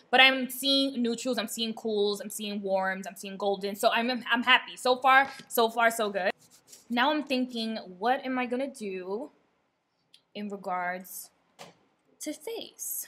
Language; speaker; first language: English; early bilingual, other home language; Spanish